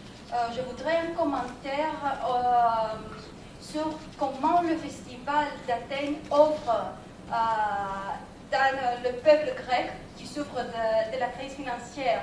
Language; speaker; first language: French; non-native, fluent; Greek